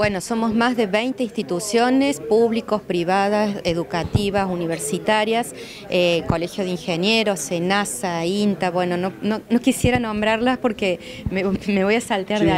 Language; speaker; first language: Spanish; native; Spanish